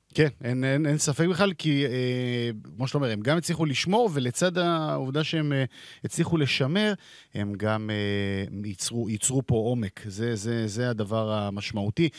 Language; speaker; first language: Hebrew; native; Hebrew